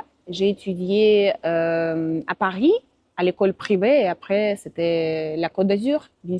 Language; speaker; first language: French; non-native, fluent; Russian